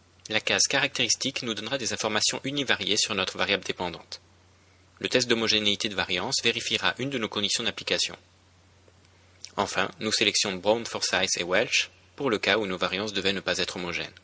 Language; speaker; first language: French; native; French